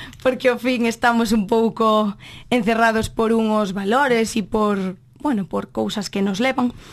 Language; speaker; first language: Galician; native; Galician